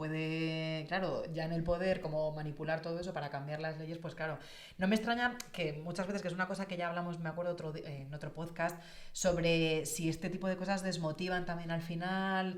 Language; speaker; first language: Spanish; native; Spanish